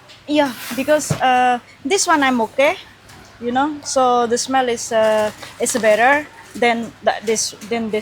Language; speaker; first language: English; non-native, learner; Indonesian